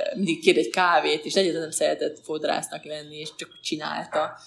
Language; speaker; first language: Hungarian; native; Hungarian